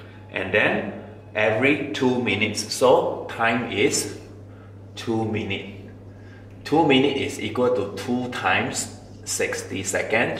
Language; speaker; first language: English; non-native, local second language; Chinese